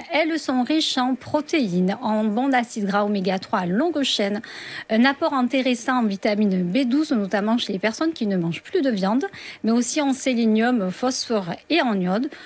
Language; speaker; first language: French; native; French